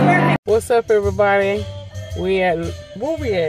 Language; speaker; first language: English; native; English